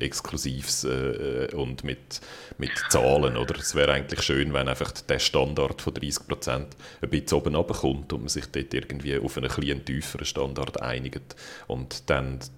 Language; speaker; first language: German; native; German